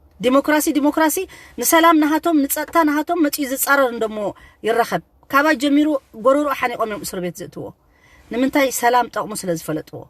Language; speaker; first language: Tigrinya; native; Tigrinya